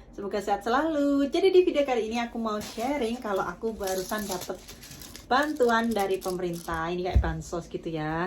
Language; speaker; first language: Indonesian; native; Indonesian